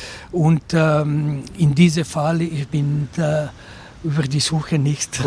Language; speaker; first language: German; non-native, local second language; Italian